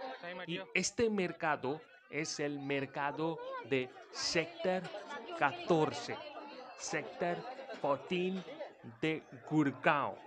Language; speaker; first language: Spanish; non-native, fluent; Hindi